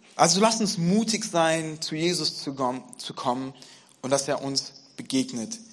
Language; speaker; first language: German; native; German